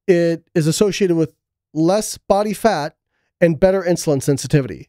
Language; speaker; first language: English; native; English